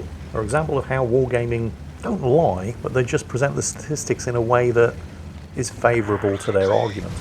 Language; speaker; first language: English; native; English